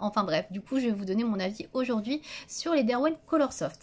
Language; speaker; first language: French; native; French